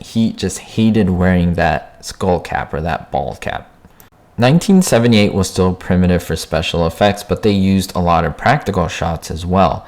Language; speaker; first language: English; native; English